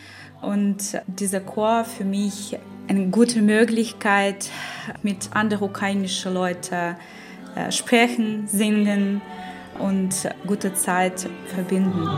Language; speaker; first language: German; non-native, learner; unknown